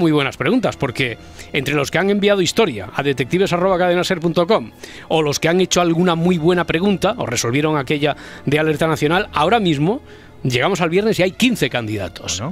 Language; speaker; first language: Spanish; native; Spanish